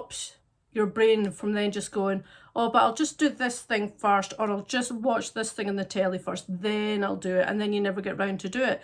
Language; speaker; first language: English; native; English